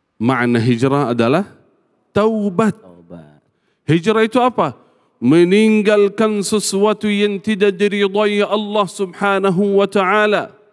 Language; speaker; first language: Malay; non-native, fluent; Arabic